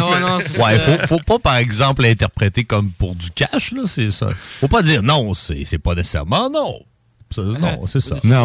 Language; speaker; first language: French; native; French